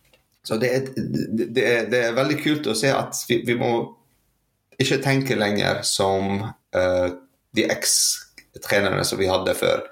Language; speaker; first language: Norwegian; non-native, fluent; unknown